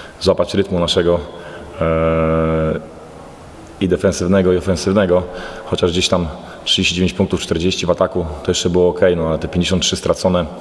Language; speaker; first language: Polish; native; Polish